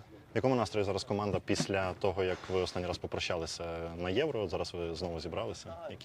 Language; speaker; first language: Ukrainian; native; Ukrainian